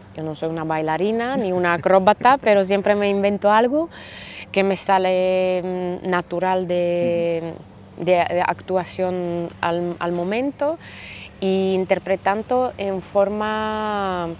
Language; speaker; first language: Spanish; non-native, fluent; Slovak